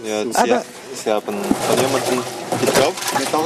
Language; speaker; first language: German; non-native, learner; Mongolian